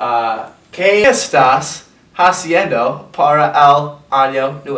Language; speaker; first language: Spanish; non-native, learner; English